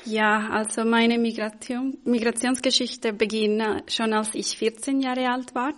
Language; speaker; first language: German; non-native, fluent; Spanish